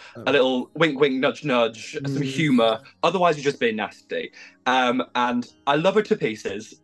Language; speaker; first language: English; native; English